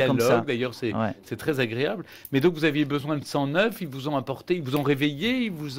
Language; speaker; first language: French; native; French